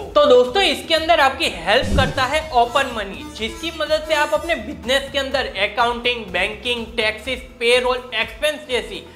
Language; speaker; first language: Hindi; non-native, local second language; Gujarati